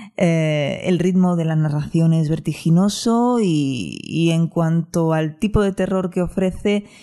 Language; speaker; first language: Spanish; non-native, local second language; Catalan